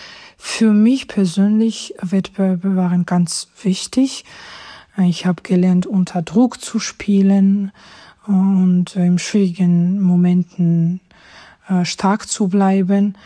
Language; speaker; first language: German; non-native, fluent; Georgian